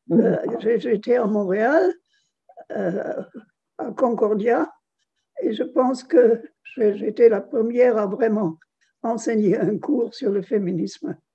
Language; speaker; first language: French; non-native, fluent; German